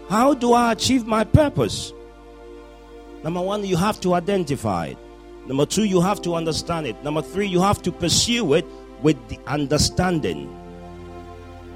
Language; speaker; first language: English; non-native, local second language; Akan